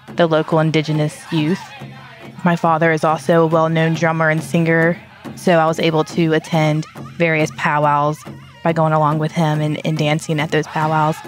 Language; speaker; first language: English; native; English